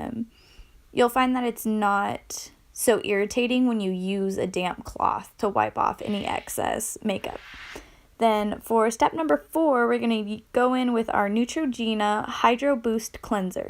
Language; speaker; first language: English; native; English